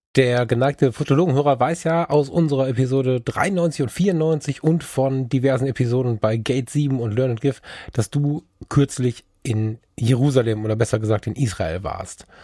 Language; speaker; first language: German; early bilingual, other home language; Turkish